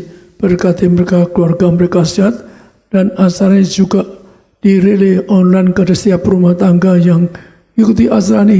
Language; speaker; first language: Indonesian; native; Indonesian